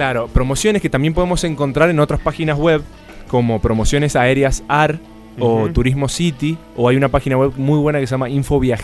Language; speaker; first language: Spanish; native; Spanish